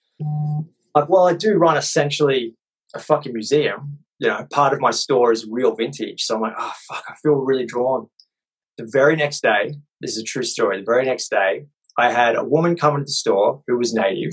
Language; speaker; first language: English; native; English